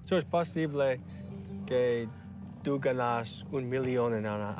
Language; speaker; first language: Spanish; non-native, learner; English